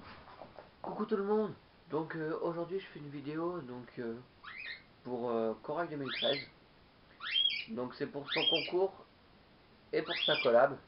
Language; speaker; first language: French; native; French